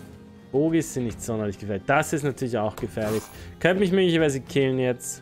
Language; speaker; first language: German; native; German